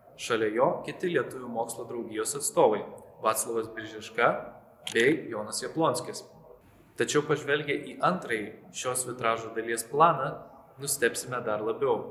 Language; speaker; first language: Lithuanian; native; Lithuanian